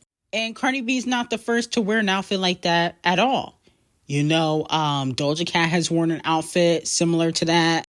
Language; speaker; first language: English; native; English